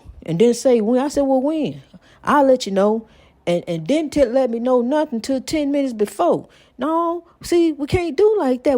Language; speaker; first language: English; native; English